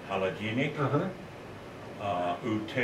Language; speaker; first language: Russian; non-native, learner; English